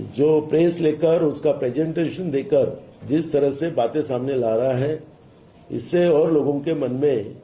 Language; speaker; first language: Hindi; non-native, local second language; Marathi